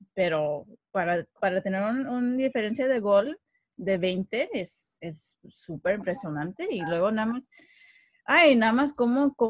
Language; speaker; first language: Spanish; early bilingual, heritage; Spanish